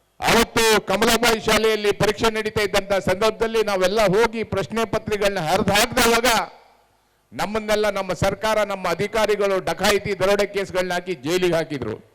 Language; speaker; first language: Kannada; native; Kannada